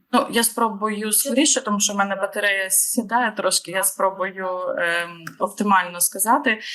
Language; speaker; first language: Ukrainian; native; Ukrainian